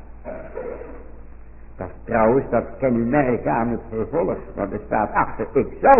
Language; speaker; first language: Dutch; native; Dutch